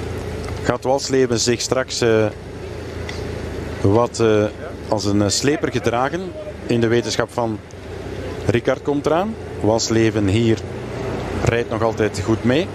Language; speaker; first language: Dutch; native; Dutch